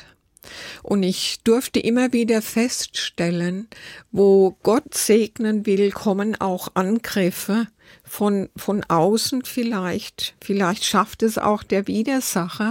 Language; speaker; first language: German; native; German